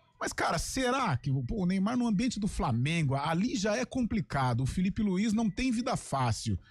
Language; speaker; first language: Portuguese; native; Portuguese